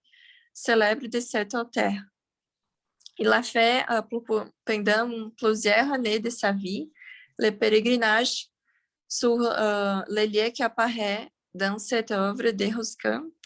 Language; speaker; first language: French; non-native, learner; Portuguese